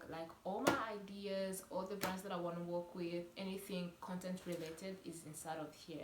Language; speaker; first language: English; non-native, local second language; Kinyarwanda